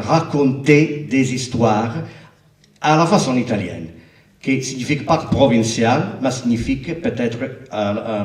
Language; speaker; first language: French; non-native, fluent; Italian